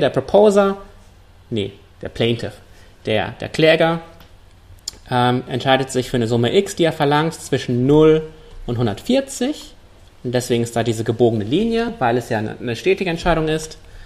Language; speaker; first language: German; non-native, fluent; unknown